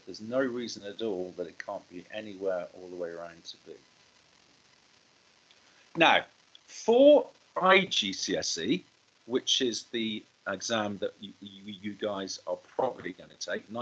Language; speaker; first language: English; native; English